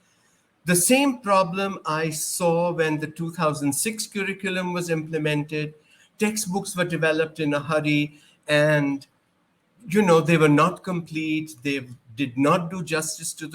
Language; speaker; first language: English; non-native, local second language; Urdu